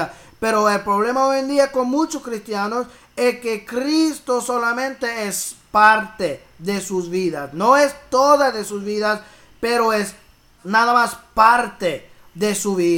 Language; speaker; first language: Spanish; early bilingual, heritage; English